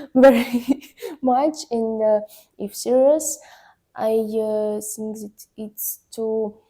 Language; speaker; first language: English; non-native, learner; Ukrainian